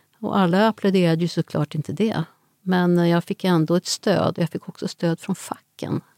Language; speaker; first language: Swedish; native; Swedish